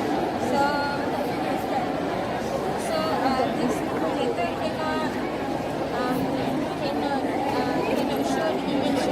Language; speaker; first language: English; non-native, local second language; Malay